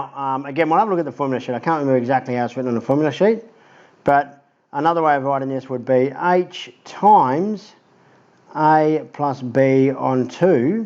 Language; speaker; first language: English; native; English